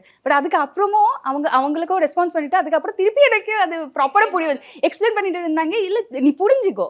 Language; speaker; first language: Tamil; non-native, local second language; Bangla